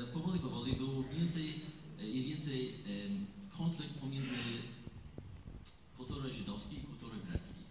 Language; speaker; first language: Polish; non-native, learner; English